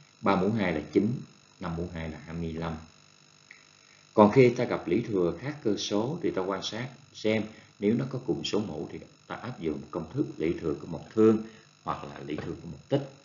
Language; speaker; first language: Vietnamese; native; Vietnamese